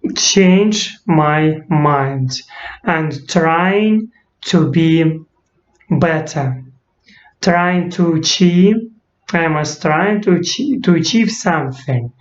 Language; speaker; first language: English; non-native, learner; Russian